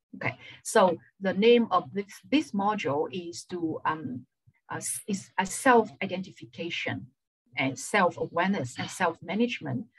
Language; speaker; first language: English; non-native, fluent; Vietnamese